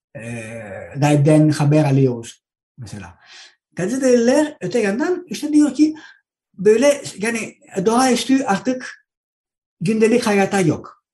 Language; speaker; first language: Turkish; non-native, fluent; Greek